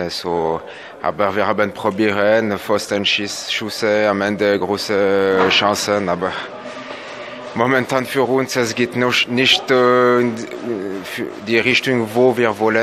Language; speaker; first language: German; non-native, local second language; French